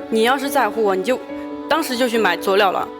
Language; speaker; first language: Chinese; native; Chinese